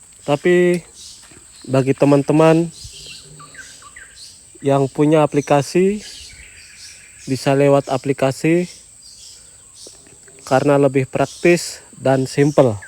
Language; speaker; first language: Indonesian; non-native, fluent; Japanese